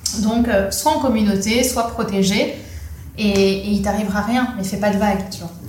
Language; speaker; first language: French; native; French